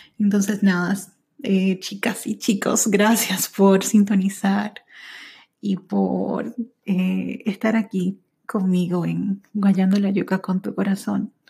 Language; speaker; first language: Spanish; early bilingual, heritage; Spanish